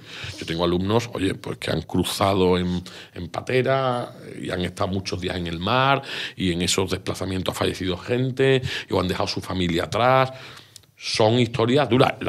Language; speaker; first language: Spanish; native; Spanish